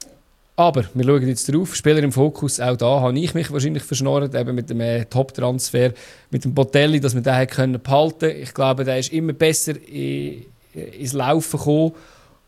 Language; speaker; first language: German; native; German